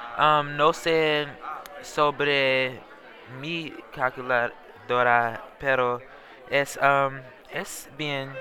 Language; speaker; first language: Spanish; non-native, learner; English